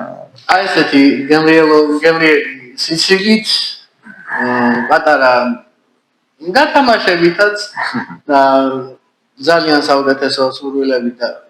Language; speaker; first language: Georgian; native; Georgian